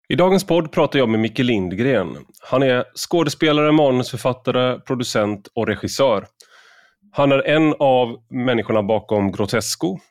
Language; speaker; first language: Swedish; native; Swedish